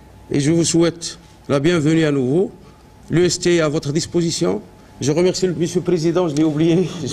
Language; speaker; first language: French; non-native, local second language; Arabic